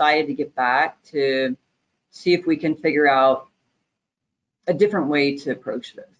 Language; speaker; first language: English; native; English